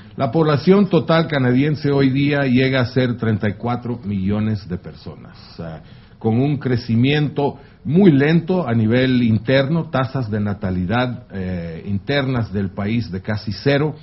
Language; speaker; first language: Spanish; non-native, fluent; French